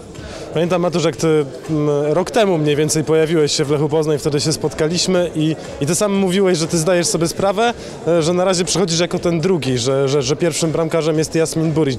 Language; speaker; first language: Polish; native; Polish